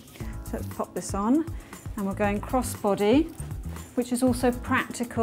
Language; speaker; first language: English; native; English